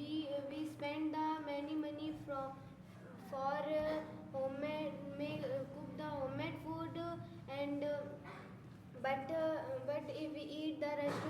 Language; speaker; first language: English; non-native, learner; Hindi